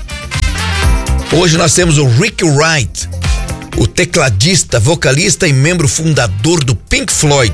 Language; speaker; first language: Portuguese; native; Portuguese